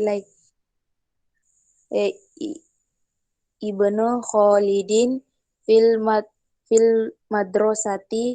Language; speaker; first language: Arabic; non-native, learner; Indonesian